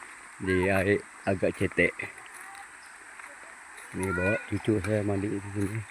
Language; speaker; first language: Indonesian; non-native, local second language; Iban